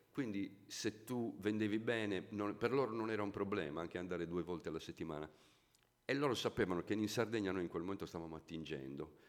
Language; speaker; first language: Italian; native; Italian